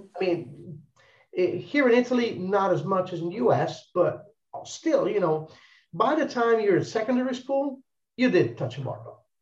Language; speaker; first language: English; non-native, fluent; Italian